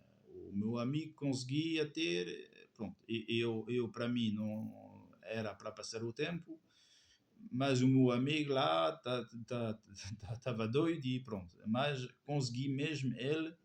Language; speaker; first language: Portuguese; non-native, fluent; French